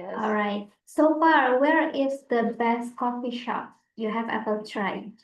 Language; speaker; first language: English; non-native, fluent; Indonesian